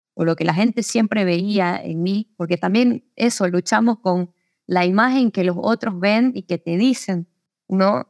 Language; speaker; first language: Spanish; native; Spanish